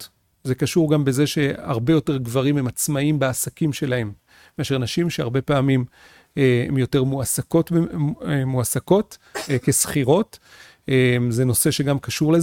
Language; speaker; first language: Hebrew; native; Hebrew